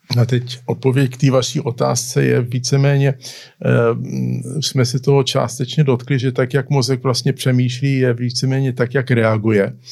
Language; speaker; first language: Czech; early bilingual, heritage; Czech